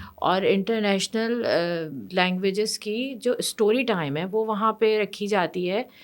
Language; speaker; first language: Urdu; native; Urdu